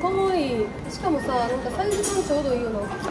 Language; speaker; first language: Japanese; native; Japanese